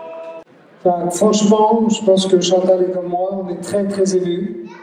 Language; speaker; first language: French; native; French